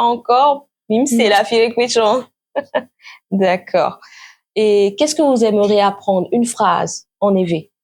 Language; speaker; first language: French; native; French